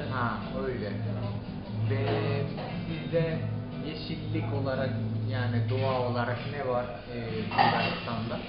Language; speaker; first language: Turkish; non-native, learner; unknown